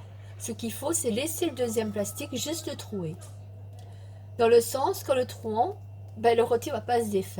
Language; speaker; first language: French; native; French